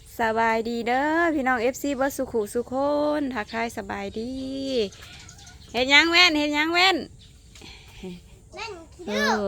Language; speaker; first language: Thai; non-native, local second language; Northeastern Thai